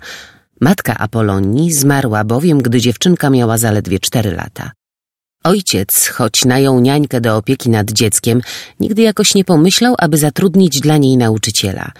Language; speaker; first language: Polish; native; Polish